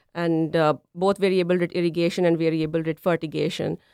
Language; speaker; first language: English; non-native, local second language; Punjabi